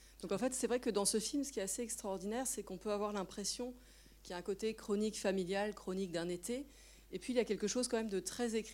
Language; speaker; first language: French; native; French